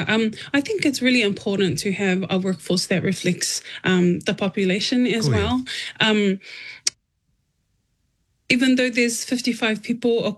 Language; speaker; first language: English; native; English